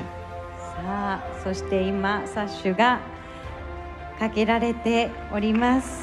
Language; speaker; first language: Japanese; native; Japanese